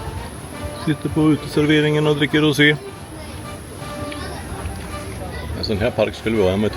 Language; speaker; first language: Swedish; native; Swedish